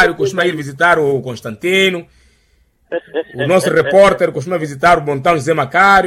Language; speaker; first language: Portuguese; non-native, local second language; Makhuwa